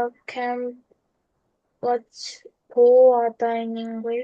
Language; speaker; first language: English; non-native, learner; Korean